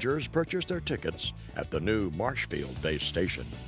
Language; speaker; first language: English; native; English